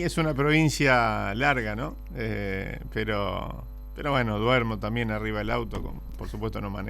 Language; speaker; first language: Spanish; native; Spanish